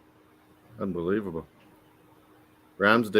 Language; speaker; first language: English; native; English